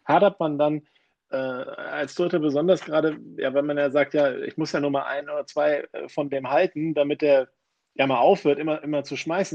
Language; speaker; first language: German; native; German